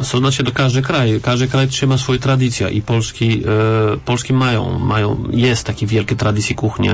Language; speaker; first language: Polish; non-native, learner; French